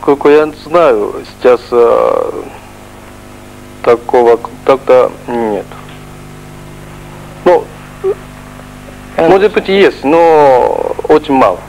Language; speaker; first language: Russian; non-native, fluent; Japanese